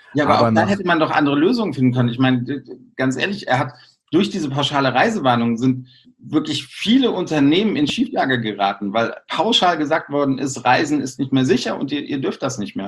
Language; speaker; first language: German; native; German